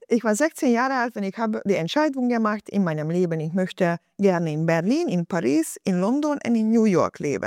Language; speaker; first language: German; non-native, fluent; Hungarian